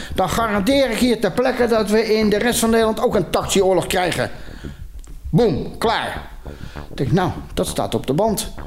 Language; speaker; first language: Dutch; native; Dutch